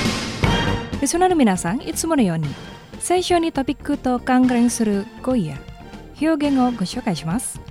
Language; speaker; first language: Japanese; non-native, fluent; Indonesian